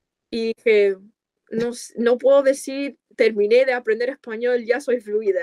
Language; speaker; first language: Spanish; non-native, fluent; English